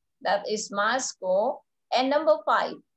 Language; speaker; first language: English; non-native, fluent; Vietnamese